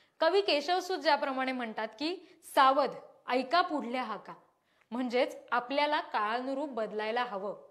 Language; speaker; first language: Marathi; native; Marathi